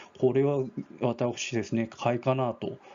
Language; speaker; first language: Japanese; native; Japanese